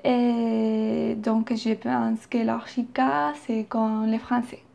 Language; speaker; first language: French; non-native, learner; Spanish